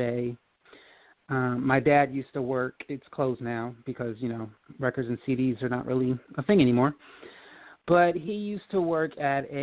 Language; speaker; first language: English; native; English